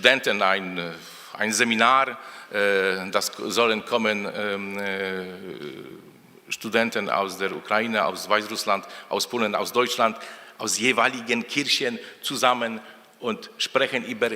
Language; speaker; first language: German; non-native, fluent; Polish